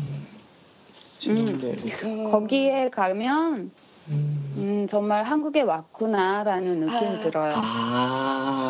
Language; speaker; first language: Korean; non-native, learner; Japanese